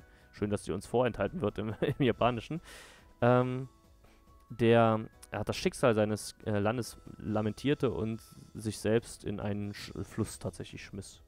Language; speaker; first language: German; native; German